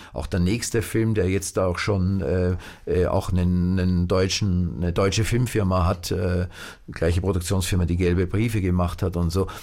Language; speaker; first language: German; native; German